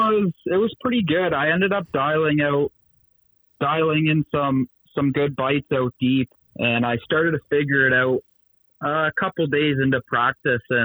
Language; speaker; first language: English; native; English